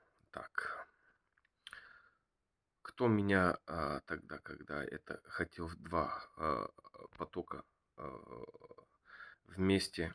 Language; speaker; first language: Russian; non-native, learner; Bulgarian